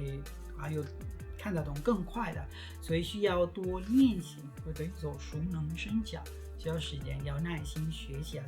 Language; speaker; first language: Chinese; non-native, fluent; Spanish